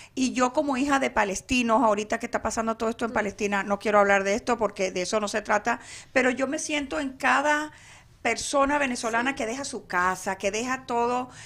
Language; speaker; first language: Spanish; native; Spanish